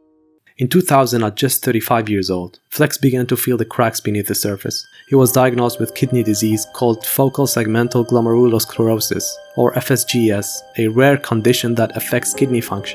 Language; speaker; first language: English; native; English